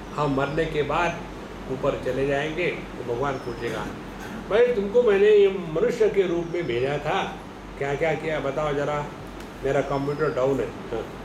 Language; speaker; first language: Hindi; non-native, local second language; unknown